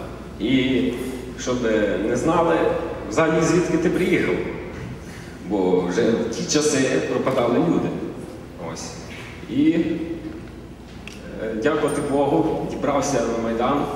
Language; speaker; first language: Ukrainian; native; Ukrainian